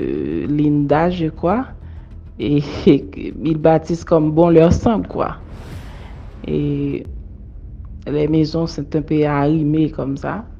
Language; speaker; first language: French; non-native, local second language; Haitian Creole